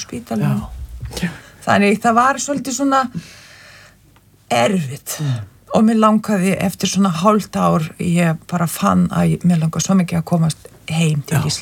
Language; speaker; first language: Icelandic; non-native, fluent; Lithuanian